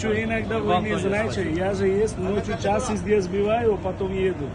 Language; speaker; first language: Russian; non-native, learner; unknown